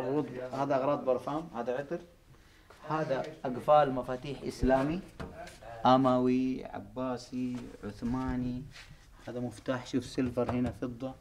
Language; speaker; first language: Arabic; non-native, learner; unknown